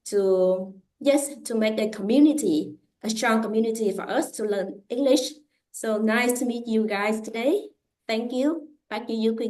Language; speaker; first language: English; non-native, fluent; Vietnamese